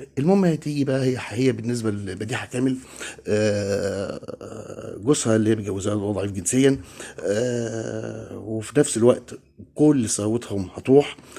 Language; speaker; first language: Arabic; native; Arabic